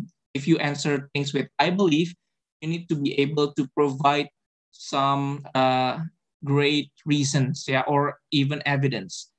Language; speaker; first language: English; non-native, fluent; Indonesian